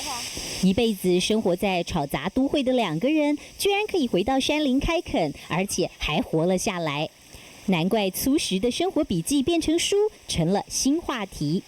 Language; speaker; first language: Chinese; native; Chinese